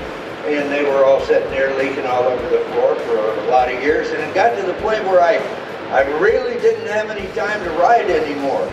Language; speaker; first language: English; native; English